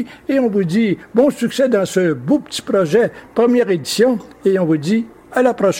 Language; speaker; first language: French; native; French